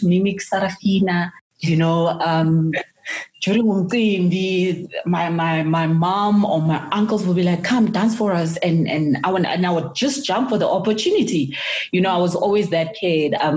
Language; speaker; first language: English; non-native, local second language; Zulu